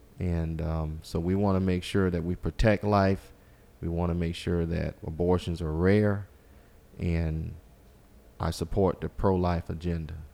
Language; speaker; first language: English; native; English